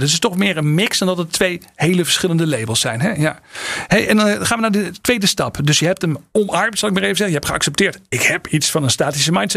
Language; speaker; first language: Dutch; native; Dutch